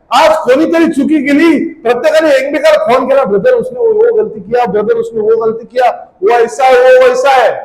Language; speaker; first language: Hindi; non-native, local second language; Marathi